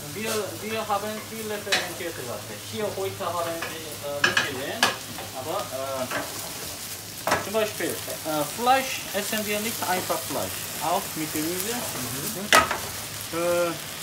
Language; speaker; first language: German; non-native, learner; Korean